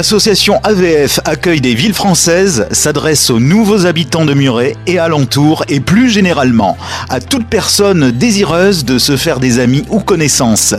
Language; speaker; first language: French; native; French